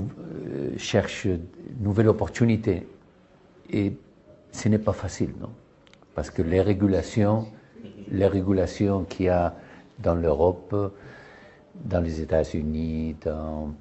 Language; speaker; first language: French; non-native, learner; Spanish